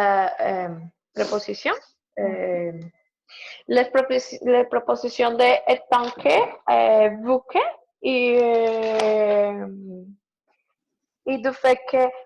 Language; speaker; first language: French; non-native, learner; Spanish